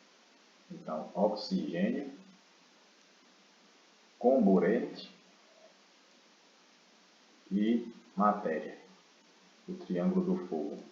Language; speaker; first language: Portuguese; native; Portuguese